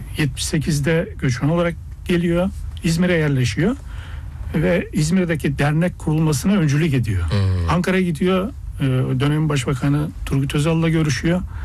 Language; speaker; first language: Turkish; early bilingual, heritage; Turkish